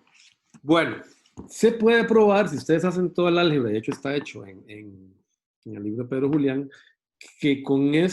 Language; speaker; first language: Spanish; native; Spanish